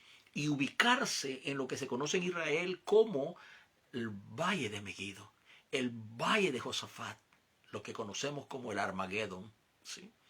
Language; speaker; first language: Spanish; native; Spanish